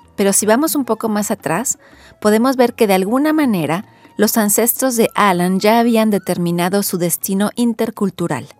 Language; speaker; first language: Spanish; non-native, learner; English